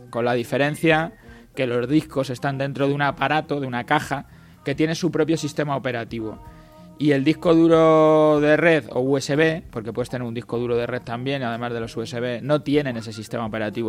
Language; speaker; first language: Spanish; native; Spanish